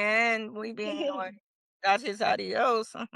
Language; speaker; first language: Spanish; non-native, learner; English